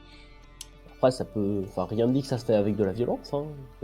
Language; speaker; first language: French; native; French